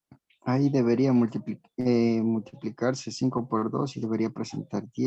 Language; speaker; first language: Spanish; native; Spanish